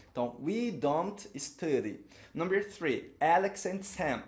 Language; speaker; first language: English; non-native, fluent; Portuguese